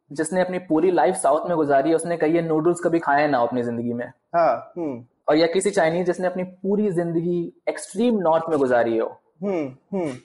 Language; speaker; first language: Hindi; native; Hindi